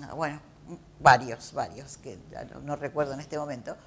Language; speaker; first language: Spanish; native; Spanish